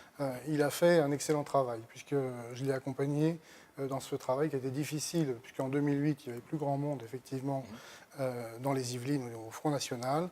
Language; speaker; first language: French; native; French